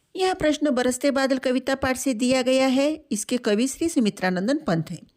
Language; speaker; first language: Hindi; non-native, local second language; Telugu